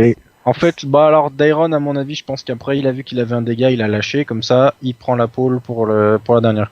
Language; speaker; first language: French; native; French